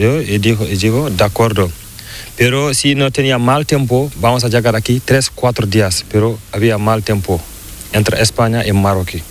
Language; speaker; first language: Spanish; non-native, learner; Fula